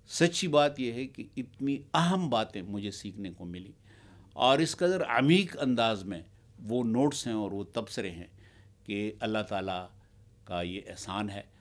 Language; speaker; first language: Urdu; non-native, local second language; Pashto